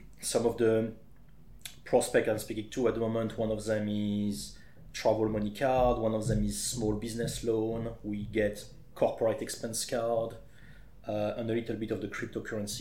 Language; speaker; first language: English; non-native, fluent; French